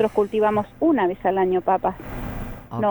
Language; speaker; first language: Spanish; native; Spanish